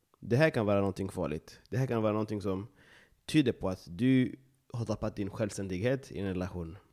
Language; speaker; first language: Swedish; non-native, fluent; Lingala